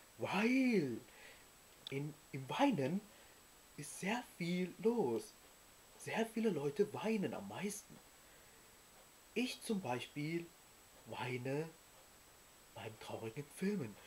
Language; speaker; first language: German; early bilingual, other home language; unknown